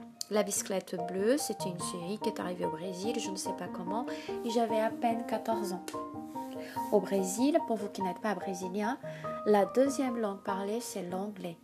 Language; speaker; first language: French; non-native, fluent; Portuguese